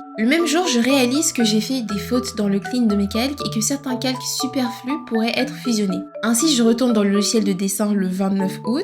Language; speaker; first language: French; native; French